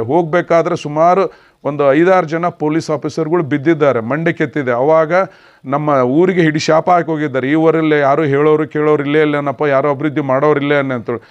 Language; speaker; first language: Kannada; native; Kannada